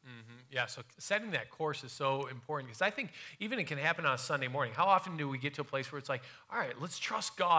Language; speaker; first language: English; native; English